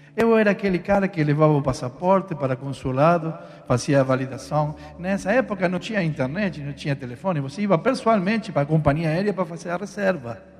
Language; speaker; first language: Portuguese; non-native, fluent; Spanish